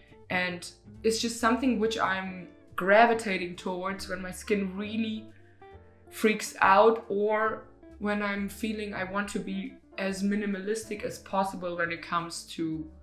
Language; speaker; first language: English; non-native, fluent; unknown